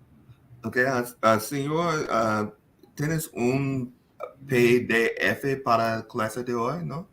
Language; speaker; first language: Spanish; non-native, learner; English